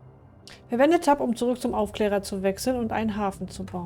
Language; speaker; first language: German; native; German